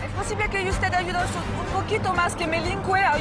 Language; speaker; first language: Spanish; non-native, learner; French